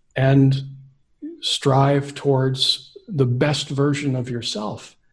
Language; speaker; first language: English; native; English